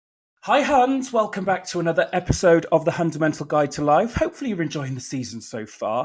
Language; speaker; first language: English; native; English